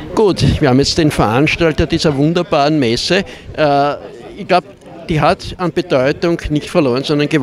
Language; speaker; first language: German; native; German